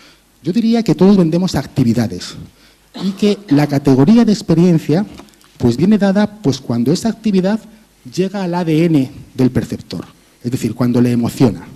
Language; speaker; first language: Spanish; native; Spanish